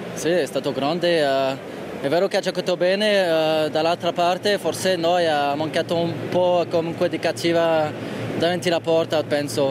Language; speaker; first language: Italian; non-native, learner; French